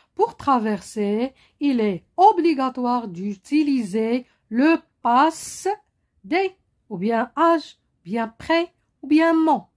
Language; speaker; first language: French; non-native, local second language; Arabic